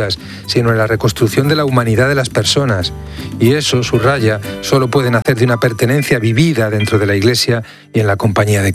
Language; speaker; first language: Spanish; native; Spanish